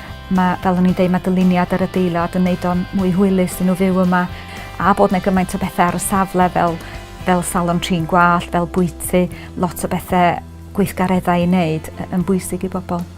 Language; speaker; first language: Welsh; native; Welsh